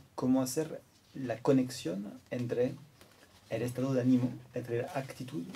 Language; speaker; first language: Spanish; non-native, fluent; French